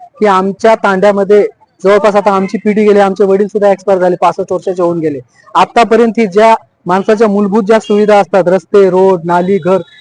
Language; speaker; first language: Marathi; non-native, local second language; Lambadi